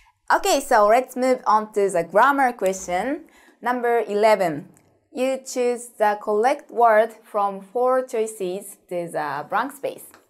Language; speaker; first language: English; non-native, fluent; Japanese